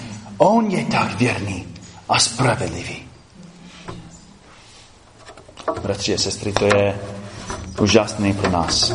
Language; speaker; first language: Czech; non-native, fluent; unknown